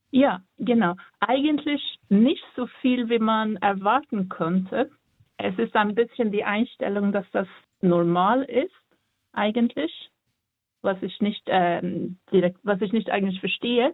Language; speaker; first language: German; non-native, fluent; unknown